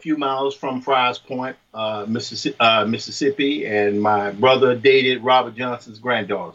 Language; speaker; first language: English; native; English